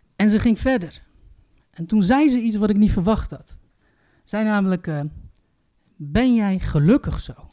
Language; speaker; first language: Dutch; early bilingual, other home language; Turkish